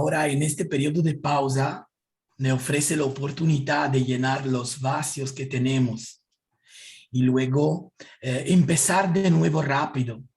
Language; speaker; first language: Spanish; non-native, learner; Italian